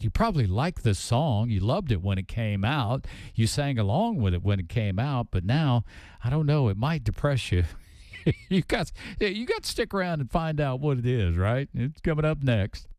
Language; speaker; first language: English; native; English